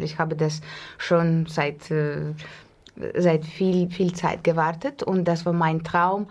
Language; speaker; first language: German; non-native, learner; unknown